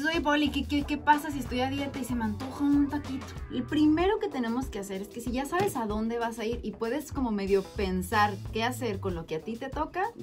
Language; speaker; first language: Spanish; native; Spanish